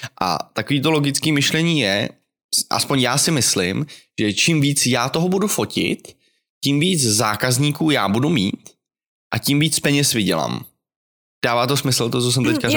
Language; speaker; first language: Czech; native; Czech